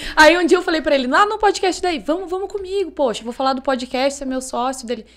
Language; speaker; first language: Portuguese; native; Portuguese